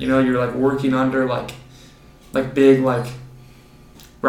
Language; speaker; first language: English; native; English